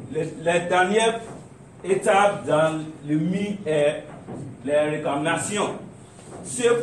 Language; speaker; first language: French; non-native, learner; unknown